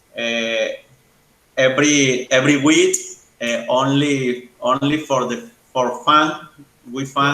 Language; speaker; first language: English; non-native, learner; Spanish